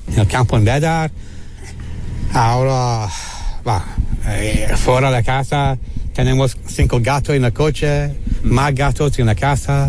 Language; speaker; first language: Spanish; non-native, learner; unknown